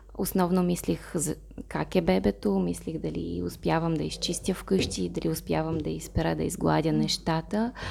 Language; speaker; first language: Bulgarian; non-native, fluent; Russian